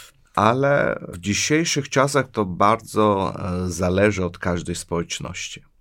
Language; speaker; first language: Polish; non-native, fluent; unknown